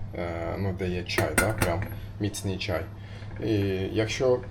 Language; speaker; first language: Ukrainian; non-native, learner; Turkish